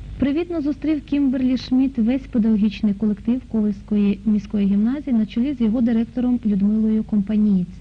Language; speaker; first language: Ukrainian; native; Ukrainian